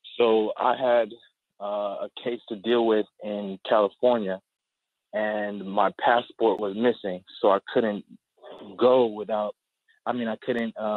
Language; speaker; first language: English; native; English